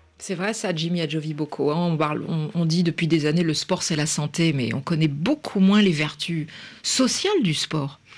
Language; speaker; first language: French; native; French